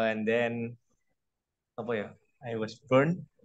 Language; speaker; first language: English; non-native, learner; Indonesian